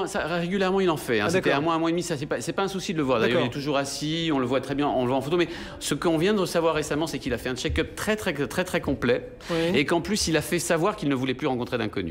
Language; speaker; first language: French; native; French